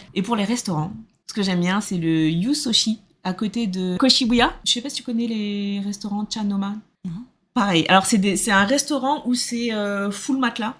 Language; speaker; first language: French; native; French